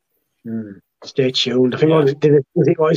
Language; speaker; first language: English; native; English